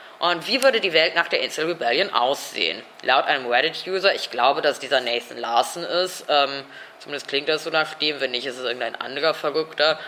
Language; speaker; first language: German; native; German